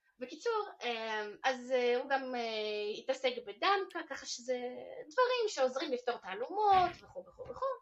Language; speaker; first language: Hebrew; early bilingual, other home language; Russian